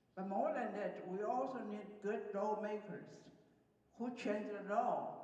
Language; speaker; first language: English; non-native, fluent; Chinese